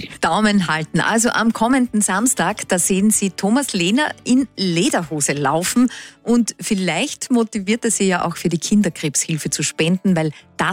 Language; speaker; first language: German; native; German